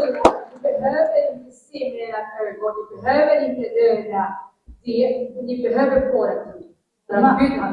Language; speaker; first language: Swedish; non-native, fluent; Kinyarwanda